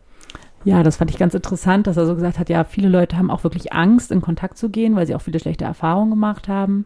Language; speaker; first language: German; native; German